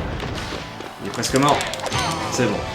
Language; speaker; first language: French; native; French